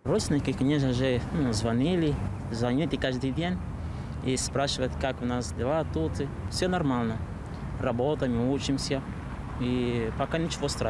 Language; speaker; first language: Russian; non-native, fluent; Portuguese